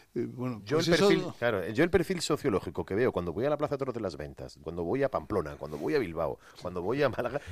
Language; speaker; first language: Spanish; native; Spanish